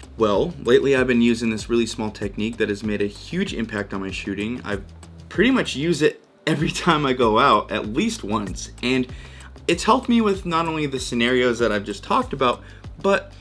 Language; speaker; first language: English; native; English